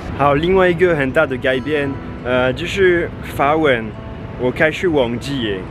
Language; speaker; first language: Chinese; non-native, fluent; French